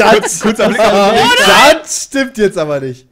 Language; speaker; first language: German; native; German